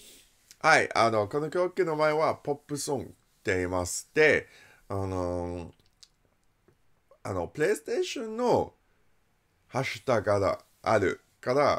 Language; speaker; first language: Japanese; non-native, learner; English